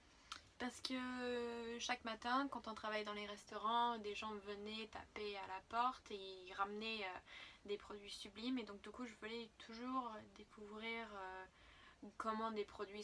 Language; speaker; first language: French; non-native, fluent; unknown